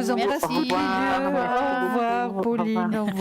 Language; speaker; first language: French; native; French